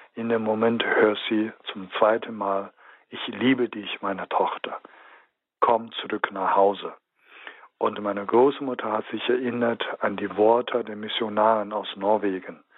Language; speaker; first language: German; non-native, fluent; Chinese